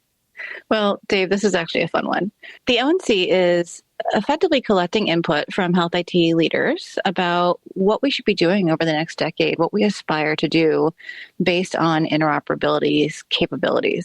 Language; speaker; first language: English; native; English